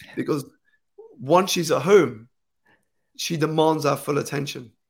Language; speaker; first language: English; native; English